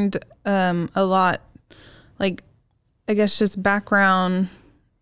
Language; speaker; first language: English; native; English